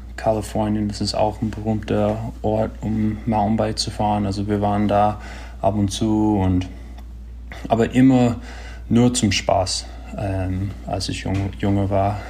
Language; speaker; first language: German; early bilingual, other home language; English